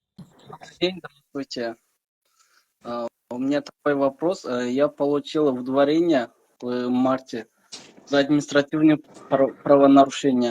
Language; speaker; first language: Russian; non-native, learner; Kyrgyz